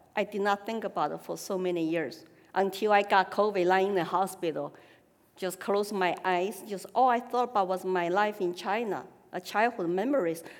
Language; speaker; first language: English; non-native, fluent; Chinese